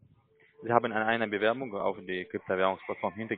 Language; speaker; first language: German; non-native, learner; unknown